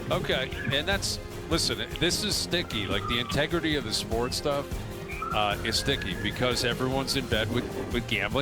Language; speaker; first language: English; native; English